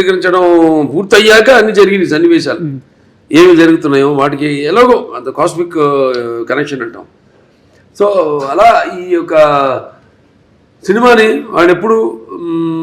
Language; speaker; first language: Telugu; native; Telugu